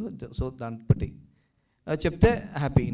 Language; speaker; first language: Telugu; non-native, local second language; Malayalam